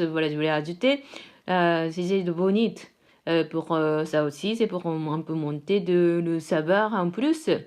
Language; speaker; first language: French; non-native, fluent; Japanese